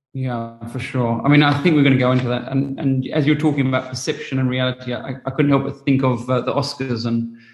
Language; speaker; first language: English; native; English